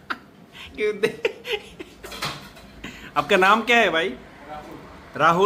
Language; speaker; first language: Hindi; non-native, learner; Bangla